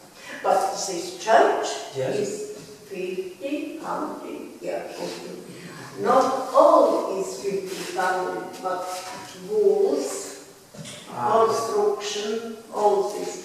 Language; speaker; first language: English; non-native, learner; Latvian